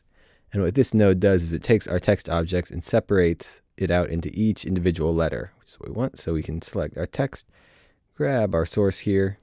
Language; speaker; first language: English; native; English